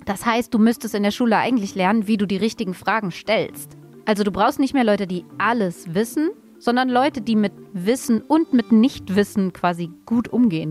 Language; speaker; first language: German; native; German